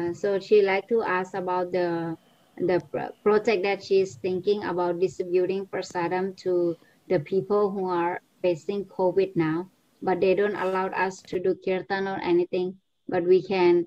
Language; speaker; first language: English; non-native, fluent; Nepali